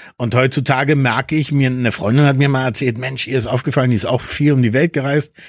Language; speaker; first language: German; early bilingual, other home language; Spanish